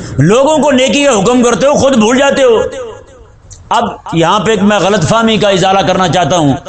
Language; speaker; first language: Urdu; non-native, local second language; Punjabi